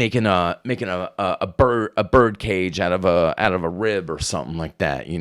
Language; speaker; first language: English; native; English